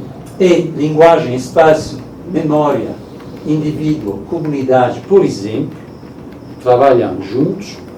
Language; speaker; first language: Portuguese; non-native, learner; Italian